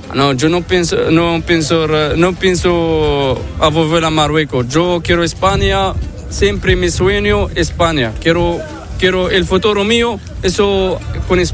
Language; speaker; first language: Spanish; non-native, learner; Arabic